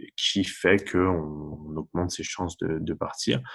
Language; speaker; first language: French; native; French